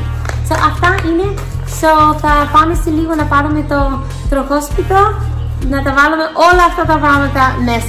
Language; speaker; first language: Greek; early bilingual, heritage; English